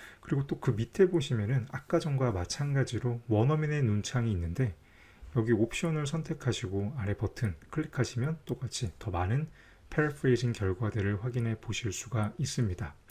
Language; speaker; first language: Korean; native; Korean